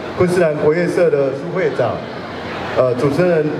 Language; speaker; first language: Chinese; native; Chinese